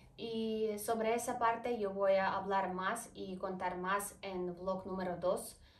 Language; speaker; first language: Spanish; non-native, fluent; Ukrainian